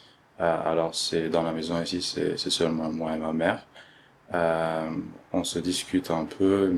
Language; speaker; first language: French; early bilingual, other home language; Arabic